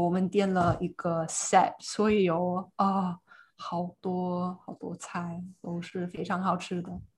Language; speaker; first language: Chinese; non-native, fluent; English